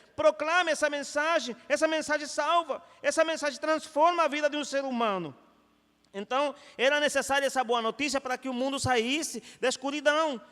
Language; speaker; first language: Portuguese; non-native, fluent; Spanish